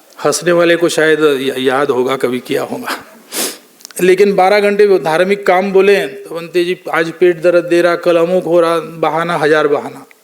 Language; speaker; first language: Hindi; non-native, local second language; Marathi